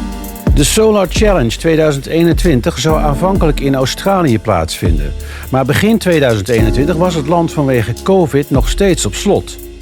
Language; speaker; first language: Dutch; native; Dutch